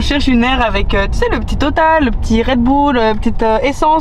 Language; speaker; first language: French; native; French